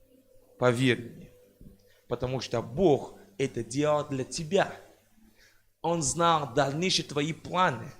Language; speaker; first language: Russian; non-native, fluent; French